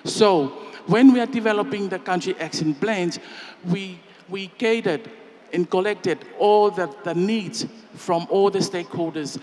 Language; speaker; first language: English; non-native, fluent; Tongan